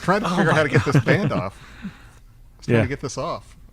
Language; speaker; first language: English; native; English